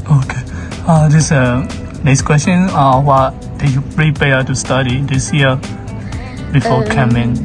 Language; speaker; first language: English; non-native, learner; Burmese